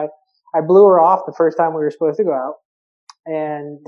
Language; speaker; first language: English; native; English